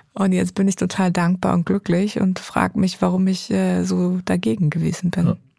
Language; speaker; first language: German; native; German